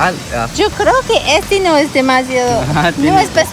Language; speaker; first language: Spanish; non-native, learner; English